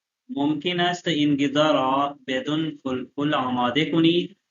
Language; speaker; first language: Persian; non-native, fluent; Urdu